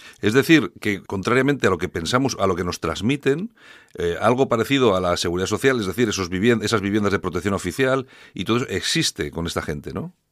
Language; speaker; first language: Spanish; native; Spanish